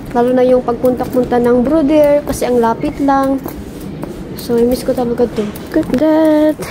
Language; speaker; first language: Filipino; non-native, local second language; Waray